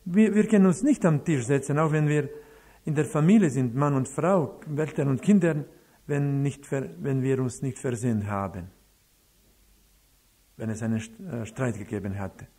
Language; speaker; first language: German; non-native, fluent; Croatian